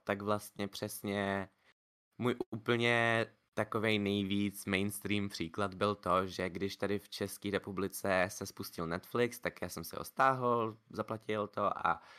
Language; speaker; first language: Czech; native; Czech